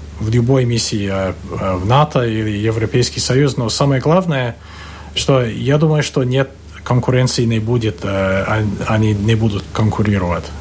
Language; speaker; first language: Russian; non-native, fluent; English